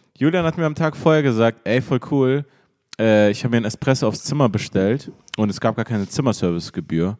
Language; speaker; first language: German; native; German